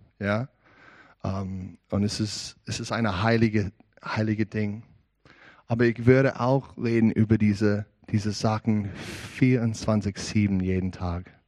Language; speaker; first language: German; non-native, learner; English